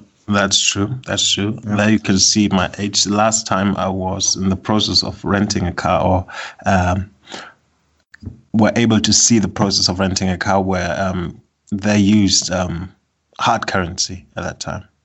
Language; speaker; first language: English; non-native, fluent; German